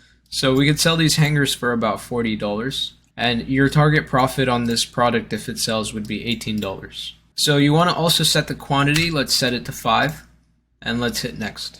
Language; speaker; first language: English; native; English